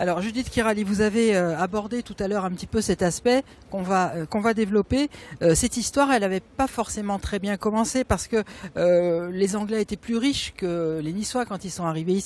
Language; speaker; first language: French; native; French